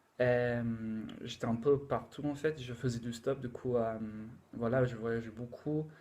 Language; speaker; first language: French; non-native, fluent; English